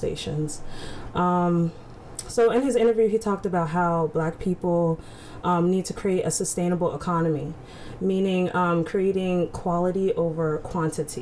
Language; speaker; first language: English; native; English